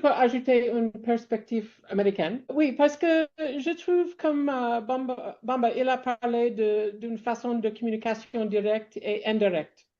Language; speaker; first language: French; non-native, fluent; English